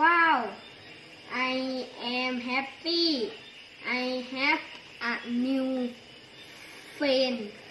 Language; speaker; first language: English; non-native, learner; Thai